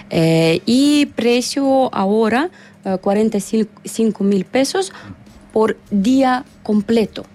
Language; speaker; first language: Spanish; non-native, learner; Russian